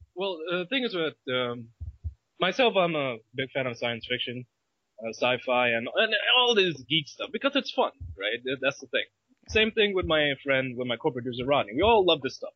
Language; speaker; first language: English; early bilingual, other home language; Malay